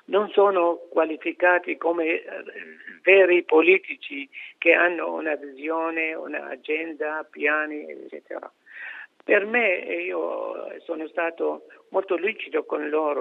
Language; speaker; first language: Italian; non-native, fluent; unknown